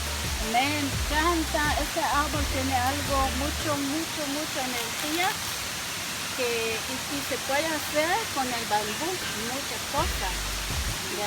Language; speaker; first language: Spanish; non-native, fluent; Hebrew